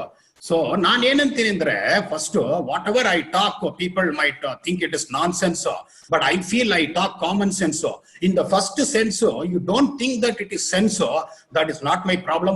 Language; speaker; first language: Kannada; non-native, local second language; Tamil